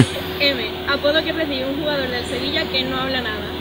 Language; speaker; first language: Spanish; native; Spanish